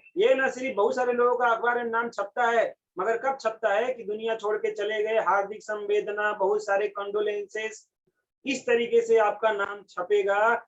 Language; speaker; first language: Hindi; native; Hindi